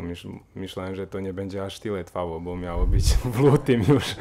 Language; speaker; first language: Polish; non-native, fluent; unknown